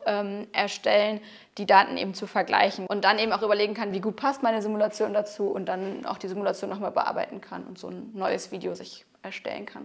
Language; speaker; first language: German; native; German